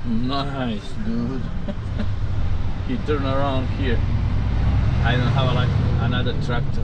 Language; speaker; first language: English; non-native, learner; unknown